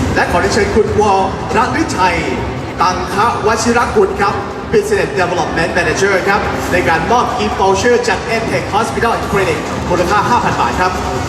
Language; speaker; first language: Thai; native; Thai